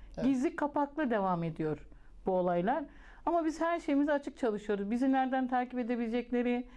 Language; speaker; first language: Turkish; native; Turkish